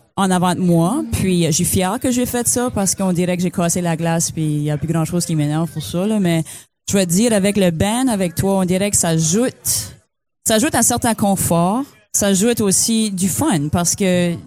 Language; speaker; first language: French; native; French